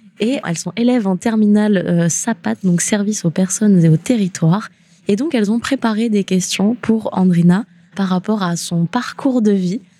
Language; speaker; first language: French; native; French